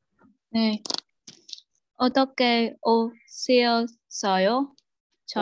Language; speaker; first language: Korean; non-native, learner; Vietnamese